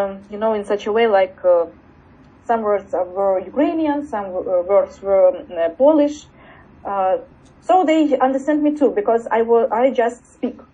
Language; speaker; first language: English; non-native, learner; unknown